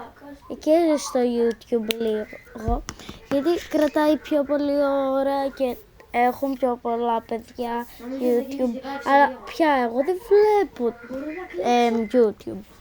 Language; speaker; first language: Greek; native; Greek